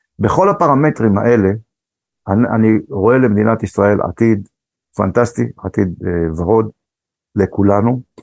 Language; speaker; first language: Hebrew; early bilingual, other home language; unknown